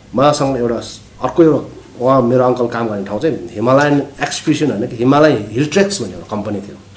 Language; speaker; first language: Nepali; non-native, local second language; Sherpa